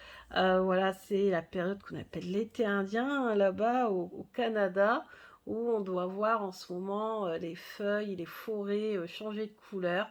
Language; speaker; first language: French; native; French